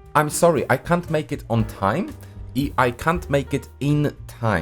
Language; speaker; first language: English; non-native, fluent; Polish